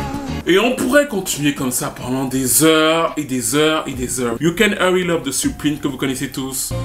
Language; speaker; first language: French; native; French